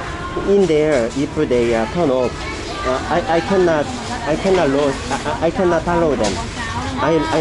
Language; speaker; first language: English; non-native, learner; Korean